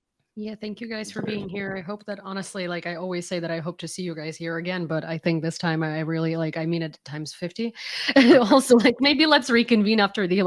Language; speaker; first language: English; non-native, fluent; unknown